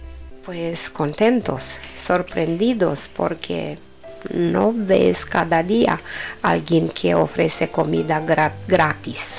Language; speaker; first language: Spanish; non-native, learner; Romanian